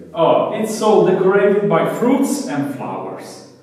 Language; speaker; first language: English; non-native, fluent; Italian